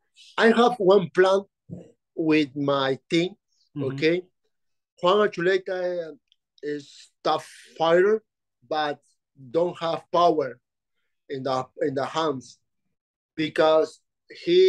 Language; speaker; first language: English; non-native, learner; Spanish